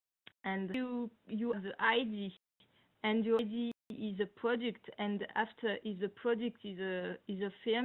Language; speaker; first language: English; non-native, learner; French